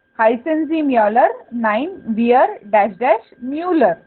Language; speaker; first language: German; non-native, fluent; Hindi